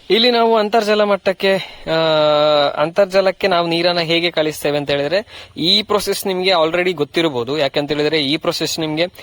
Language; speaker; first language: Kannada; non-native, local second language; Tulu